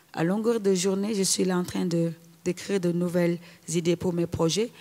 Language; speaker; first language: French; non-native, local second language; Wolof